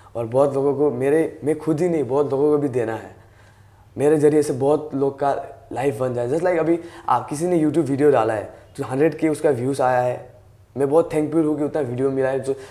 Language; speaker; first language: Hindi; native; Hindi